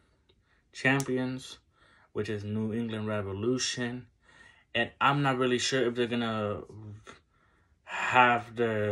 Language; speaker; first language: English; native; English